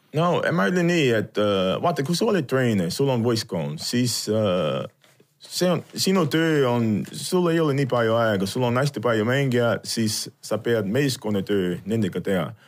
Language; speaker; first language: Estonian; non-native, fluent; English